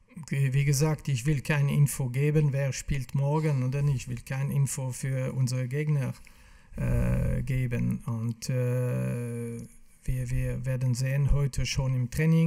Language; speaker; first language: German; non-native, local second language; French